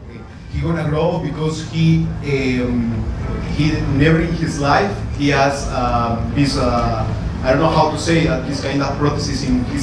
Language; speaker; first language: English; non-native, learner; Spanish